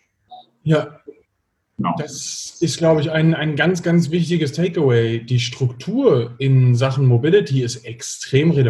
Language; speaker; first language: German; native; German